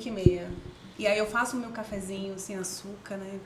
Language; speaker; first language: Portuguese; native; Portuguese